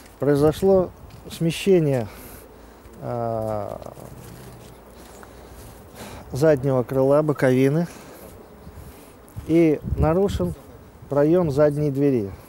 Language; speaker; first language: Russian; native; Russian